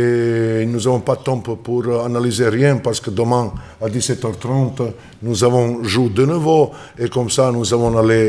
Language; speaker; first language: French; non-native, learner; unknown